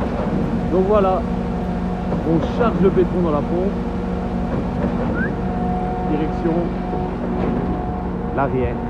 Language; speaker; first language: French; native; French